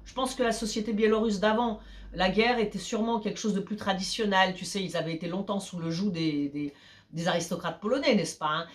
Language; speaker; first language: French; early bilingual, other home language; Polish